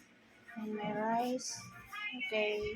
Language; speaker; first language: English; non-native, local second language; Filipino